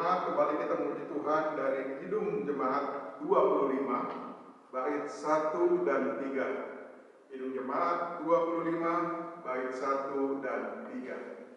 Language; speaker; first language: Indonesian; native; Indonesian